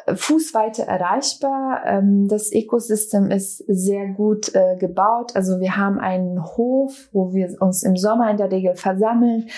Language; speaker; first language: German; early bilingual, other home language; Bosnian